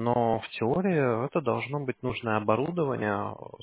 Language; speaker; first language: Russian; native; Russian